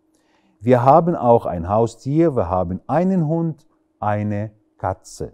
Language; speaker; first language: German; non-native, fluent; Arabic